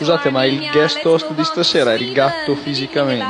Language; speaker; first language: Italian; native; Italian